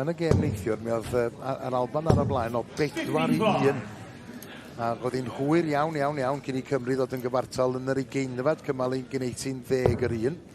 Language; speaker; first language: Welsh; native; Welsh